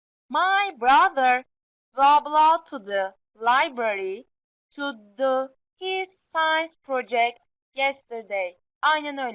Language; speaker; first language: English; non-native, fluent; Turkish